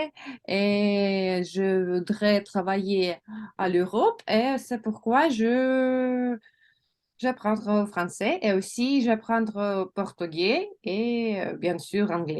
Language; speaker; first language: French; non-native, learner; Russian